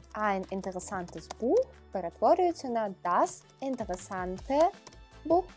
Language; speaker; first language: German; non-native, fluent; Ukrainian